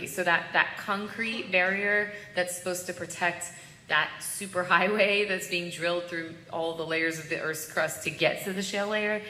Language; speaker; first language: English; native; English